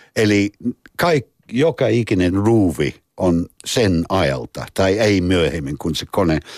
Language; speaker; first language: Finnish; non-native, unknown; English